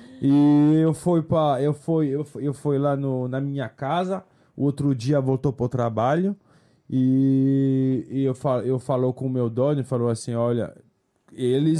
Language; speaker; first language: Portuguese; non-native, fluent; French